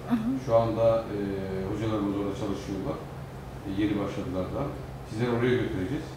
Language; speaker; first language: Turkish; native; Turkish